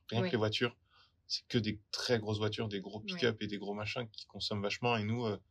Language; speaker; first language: French; native; French